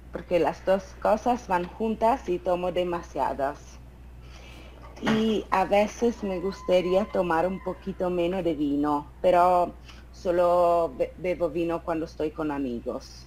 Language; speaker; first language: Spanish; non-native, fluent; Italian